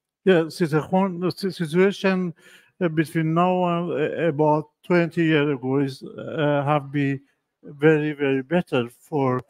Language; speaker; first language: English; non-native, learner; Persian